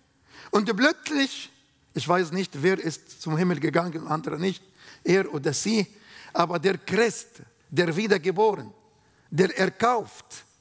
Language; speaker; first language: German; non-native, learner; Arabic